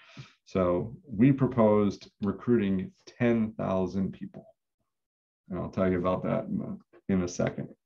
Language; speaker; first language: English; native; English